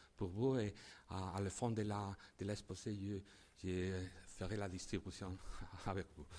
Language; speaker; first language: French; non-native, learner; Spanish